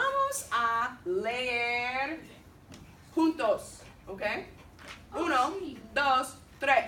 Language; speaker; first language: Spanish; non-native, fluent; English